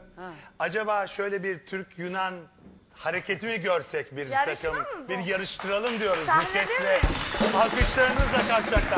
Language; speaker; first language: Turkish; native; Turkish